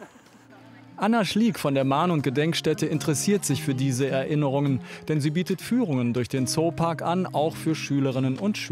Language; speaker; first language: German; native; German